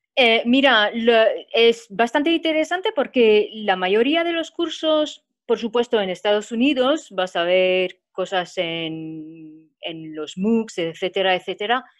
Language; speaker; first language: Spanish; non-native, fluent; French